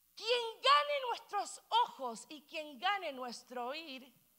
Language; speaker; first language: Spanish; early bilingual, heritage; Spanish